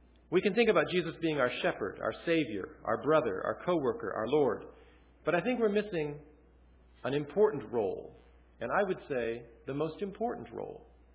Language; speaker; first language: English; early bilingual, other home language; Chinese